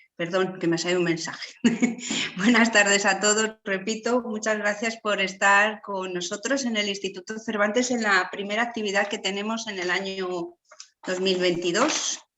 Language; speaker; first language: Spanish; native; Spanish